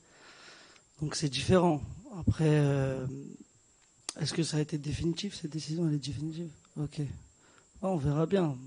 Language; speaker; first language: French; native; French